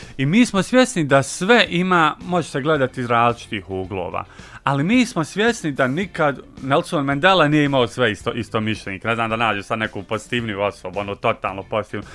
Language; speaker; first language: Bosnian; native; Bosnian